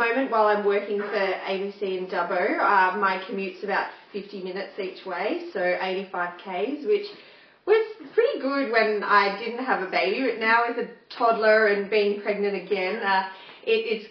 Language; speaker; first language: English; native; English